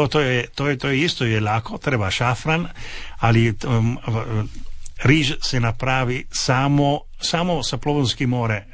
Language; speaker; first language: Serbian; non-native, local second language; Italian